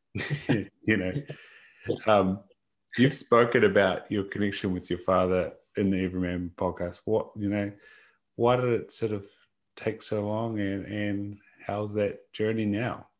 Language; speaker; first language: English; native; English